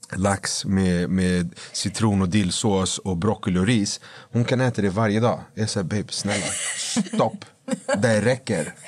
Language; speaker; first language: Swedish; native; Swedish